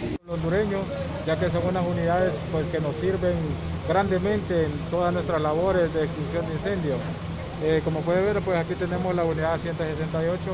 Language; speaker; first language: Spanish; native; Spanish